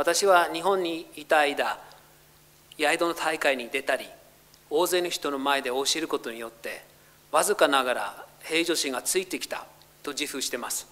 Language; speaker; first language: Japanese; non-native, fluent; English